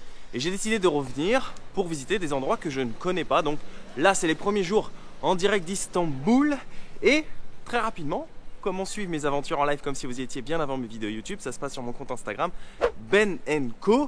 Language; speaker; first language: French; native; French